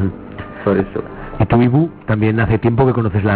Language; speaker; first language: Spanish; native; Spanish